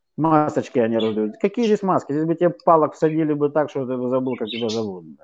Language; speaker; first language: Russian; native; Russian